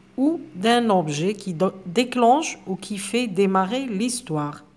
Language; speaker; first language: French; non-native, local second language; Arabic